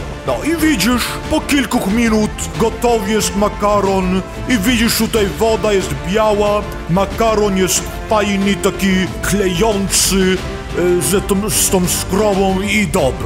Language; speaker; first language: Polish; early bilingual, heritage; Polish